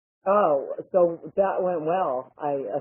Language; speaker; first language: English; native; English